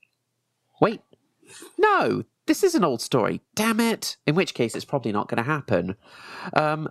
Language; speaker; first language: English; native; English